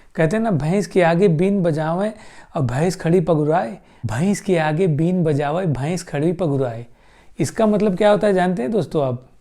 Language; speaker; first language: Hindi; native; Hindi